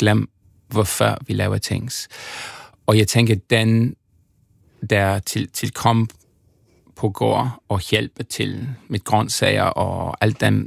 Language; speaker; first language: Danish; non-native, learner; English